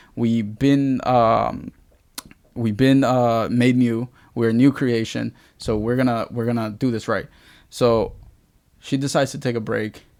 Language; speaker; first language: English; early bilingual, other home language; Spanish